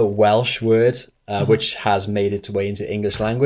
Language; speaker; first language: English; native; English